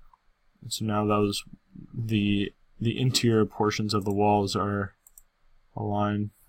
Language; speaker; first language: English; native; English